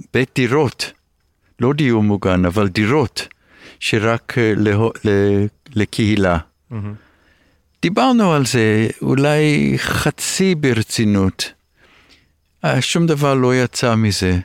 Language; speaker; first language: Hebrew; early bilingual, other home language; English